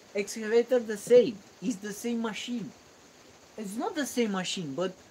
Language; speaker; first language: English; non-native, learner; Romanian